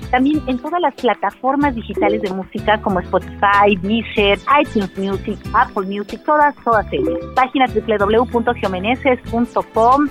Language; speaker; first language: Spanish; native; Spanish